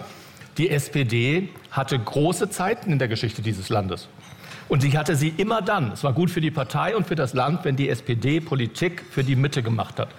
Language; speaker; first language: German; native; German